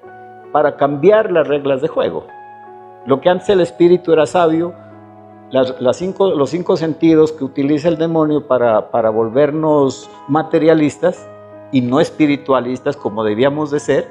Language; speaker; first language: Spanish; native; Spanish